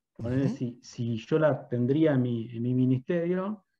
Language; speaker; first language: Spanish; native; Spanish